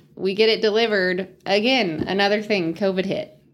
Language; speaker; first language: English; native; English